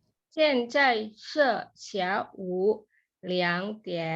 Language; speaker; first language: Chinese; non-native, learner; Indonesian